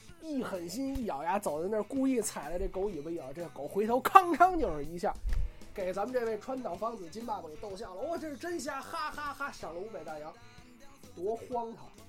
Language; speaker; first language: Chinese; native; Chinese